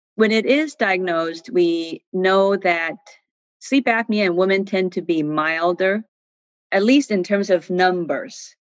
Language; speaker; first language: English; non-native, fluent; Chinese